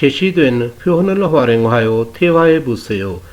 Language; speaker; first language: Korean; non-native, fluent; Urdu